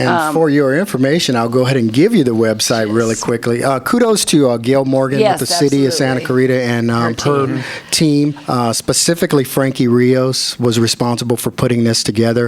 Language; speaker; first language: English; native; English